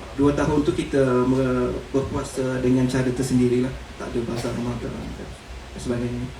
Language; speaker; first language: Malay; native; Malay